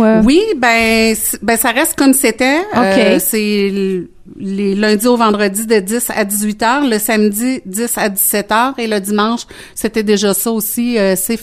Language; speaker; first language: French; native; French